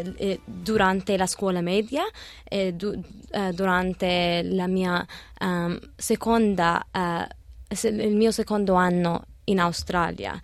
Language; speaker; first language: Italian; non-native, learner; Arabic